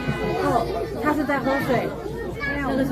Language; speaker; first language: Chinese; native; Chinese